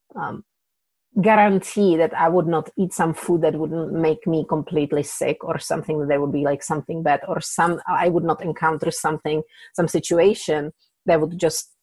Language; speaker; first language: English; non-native, fluent; Czech